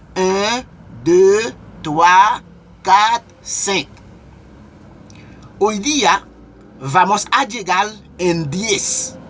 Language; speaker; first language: Spanish; non-native, local second language; Haitian Creole